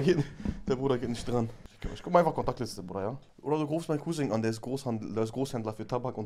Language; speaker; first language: German; native; German